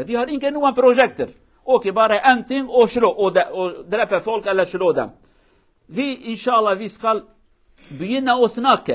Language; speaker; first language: Norwegian; non-native, learner; Kurdish